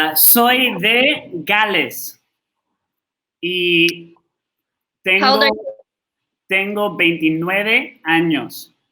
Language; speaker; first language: Spanish; non-native, learner; English